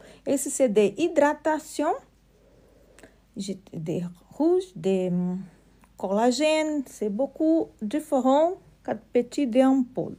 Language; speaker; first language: French; non-native, learner; Portuguese